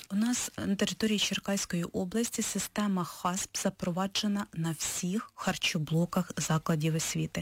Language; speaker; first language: Ukrainian; native; Ukrainian